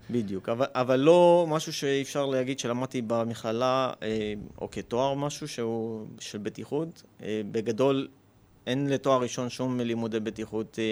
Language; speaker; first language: Hebrew; early bilingual, other home language; Russian